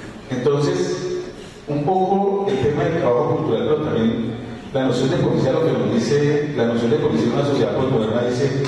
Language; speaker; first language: Spanish; native; Spanish